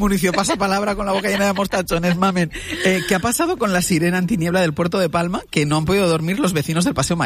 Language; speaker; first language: Spanish; native; Spanish